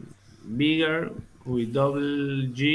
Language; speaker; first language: English; non-native, learner; Spanish